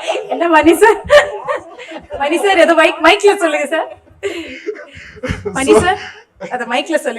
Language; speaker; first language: Tamil; native; Tamil